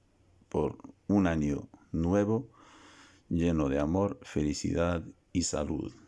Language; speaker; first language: Spanish; non-native, fluent; Arabic